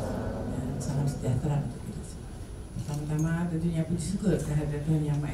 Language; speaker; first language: Indonesian; native; Indonesian